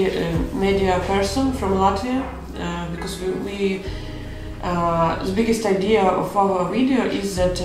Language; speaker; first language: English; non-native, learner; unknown